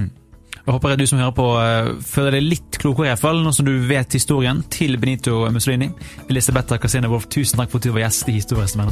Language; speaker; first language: Norwegian; native; Norwegian